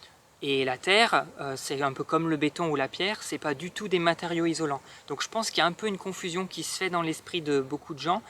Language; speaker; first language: French; native; French